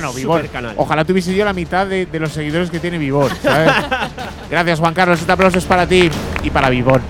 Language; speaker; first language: Spanish; native; Spanish